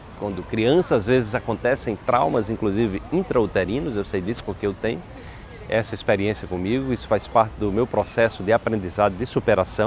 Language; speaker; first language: Portuguese; native; Portuguese